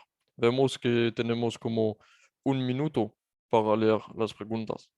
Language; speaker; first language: Spanish; non-native, fluent; French